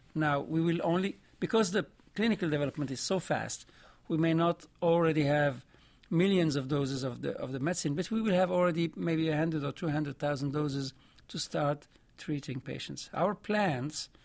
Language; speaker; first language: English; non-native, fluent; French